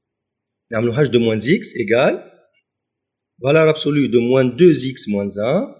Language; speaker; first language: French; non-native, local second language; Arabic